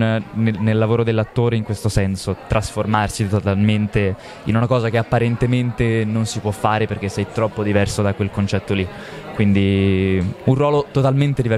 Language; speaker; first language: Italian; native; Italian